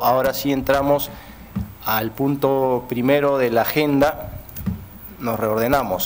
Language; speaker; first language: Spanish; native; Spanish